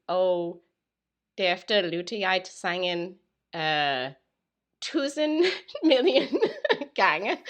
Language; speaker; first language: Danish; non-native, fluent; English